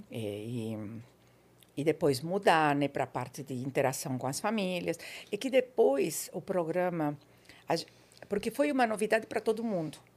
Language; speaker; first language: Portuguese; non-native, fluent; Spanish